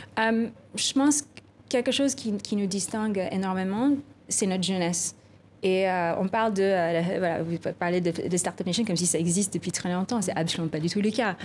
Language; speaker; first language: French; non-native, fluent; Filipino